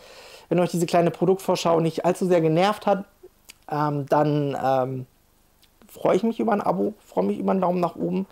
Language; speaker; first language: German; native; German